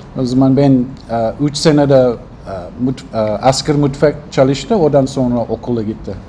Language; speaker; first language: Turkish; non-native, learner; Russian